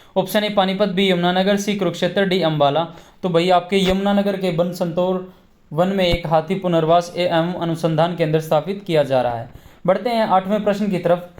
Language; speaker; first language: Hindi; native; Hindi